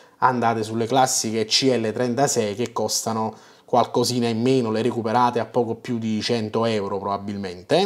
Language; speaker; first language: Italian; native; Italian